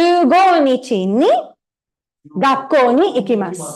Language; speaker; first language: Japanese; non-native, fluent; Tamil